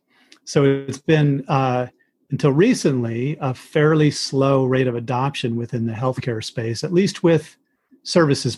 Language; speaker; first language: English; native; English